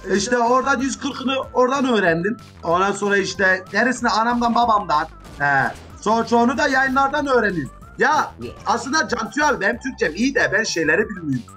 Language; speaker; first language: Turkish; early bilingual, heritage; Turkish